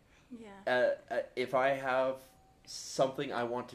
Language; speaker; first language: English; native; English